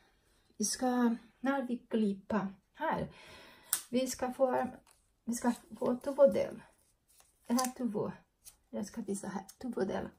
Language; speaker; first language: Swedish; non-native, learner; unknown